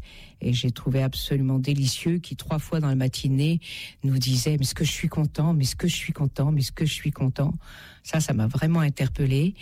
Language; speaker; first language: French; native; French